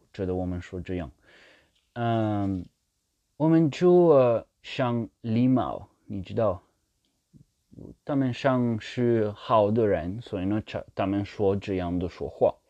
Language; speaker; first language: Chinese; non-native, learner; French